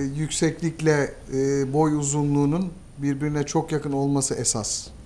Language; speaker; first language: Turkish; native; Turkish